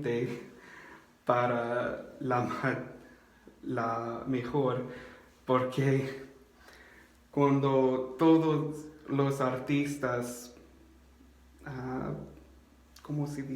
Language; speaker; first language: Spanish; non-native, learner; English